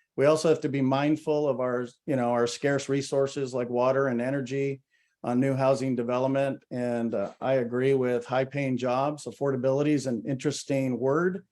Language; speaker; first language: English; native; English